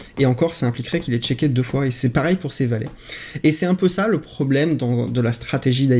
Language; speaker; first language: French; native; French